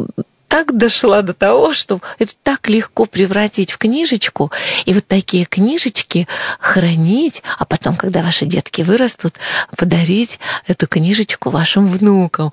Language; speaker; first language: Russian; native; Russian